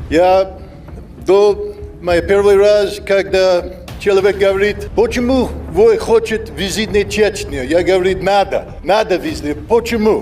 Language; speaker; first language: Russian; non-native, learner; English